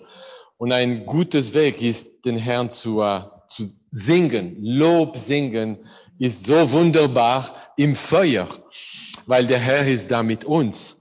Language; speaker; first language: German; non-native, learner; English